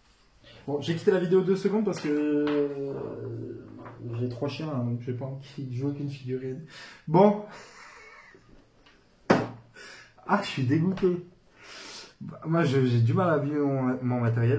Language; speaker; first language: French; native; French